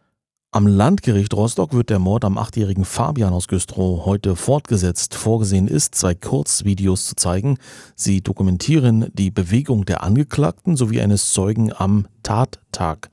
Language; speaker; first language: German; native; German